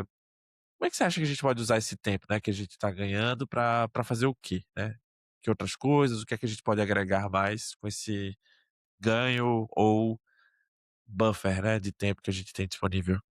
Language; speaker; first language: Portuguese; native; Portuguese